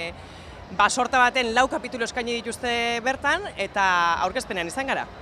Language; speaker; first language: Basque; native; Basque